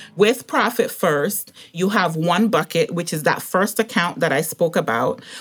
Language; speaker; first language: English; native; English